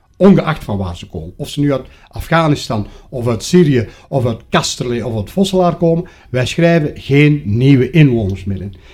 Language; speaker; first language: Dutch; native; Dutch